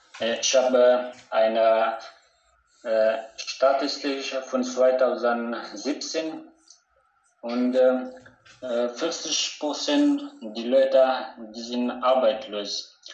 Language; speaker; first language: German; non-native, learner; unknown